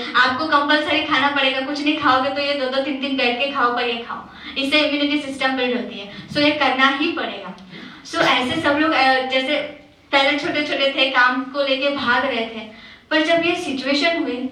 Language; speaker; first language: Hindi; native; Hindi